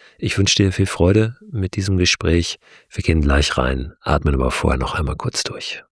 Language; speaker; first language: German; native; German